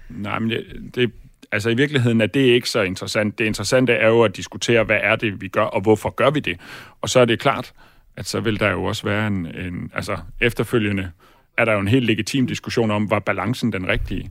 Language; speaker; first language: Danish; native; Danish